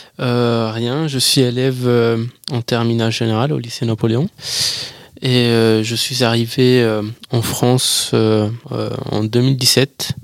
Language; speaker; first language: French; early bilingual, other home language; Persian